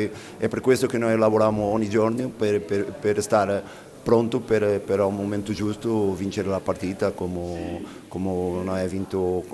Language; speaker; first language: Italian; non-native, fluent; Portuguese